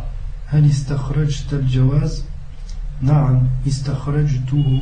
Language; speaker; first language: Arabic; non-native, learner; French